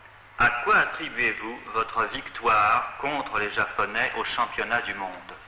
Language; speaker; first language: French; native; French